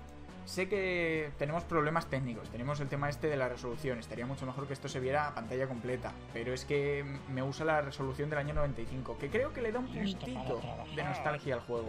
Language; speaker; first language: Spanish; native; Spanish